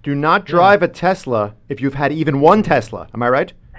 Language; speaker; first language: English; native; English